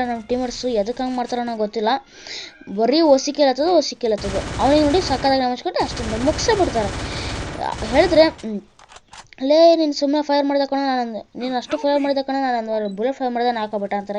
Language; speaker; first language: Kannada; native; Kannada